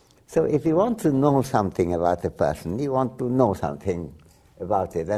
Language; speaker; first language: English; non-native, local second language; Bangla